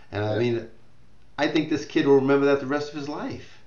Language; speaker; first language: English; native; English